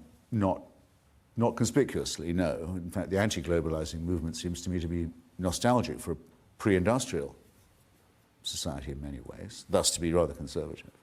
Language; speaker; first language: English; native; English